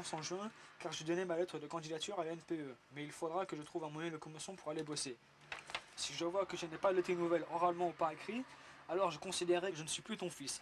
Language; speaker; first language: French; native; French